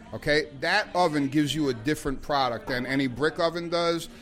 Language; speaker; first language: English; native; English